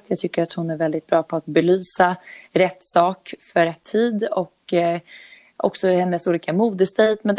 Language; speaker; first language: Swedish; native; Swedish